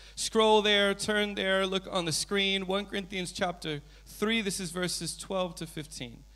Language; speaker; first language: English; native; English